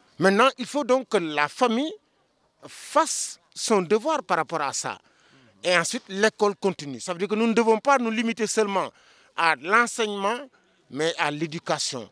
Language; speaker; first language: French; non-native, local second language; Wolof